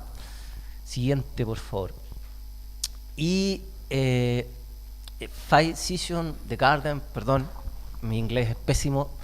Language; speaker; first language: Spanish; native; Spanish